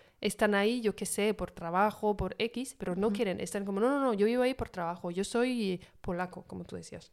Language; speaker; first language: Spanish; non-native, fluent; French